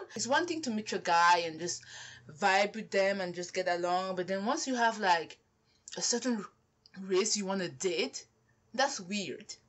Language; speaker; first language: English; non-native, local second language; French